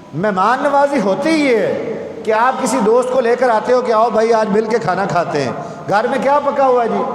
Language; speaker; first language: Urdu; non-native, local second language; Punjabi